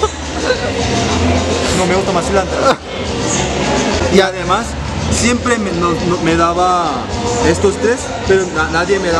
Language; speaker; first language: Spanish; non-native, learner; Korean